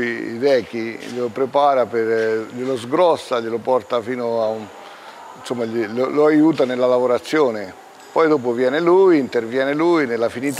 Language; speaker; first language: Italian; native; Italian